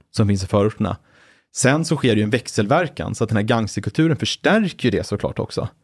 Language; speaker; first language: Swedish; native; Swedish